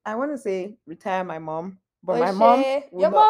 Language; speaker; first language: English; non-native, local second language; Yoruba